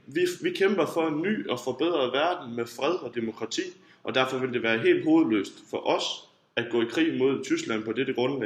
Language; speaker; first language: Danish; native; Danish